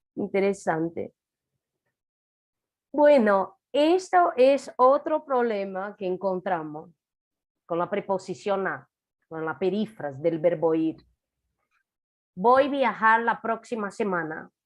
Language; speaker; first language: Spanish; non-native, fluent; Portuguese